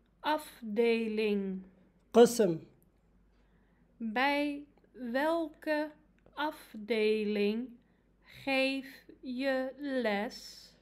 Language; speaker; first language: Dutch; non-native, fluent; Arabic